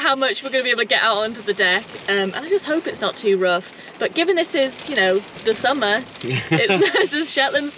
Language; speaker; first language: English; native; English